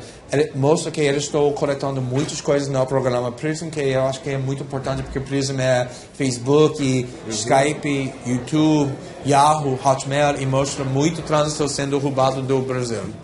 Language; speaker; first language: Portuguese; non-native, fluent; English